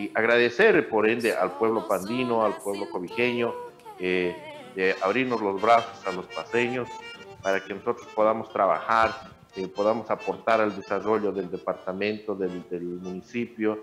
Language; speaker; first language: Spanish; native; Spanish